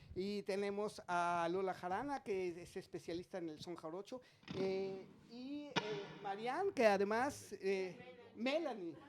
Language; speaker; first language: Spanish; native; Spanish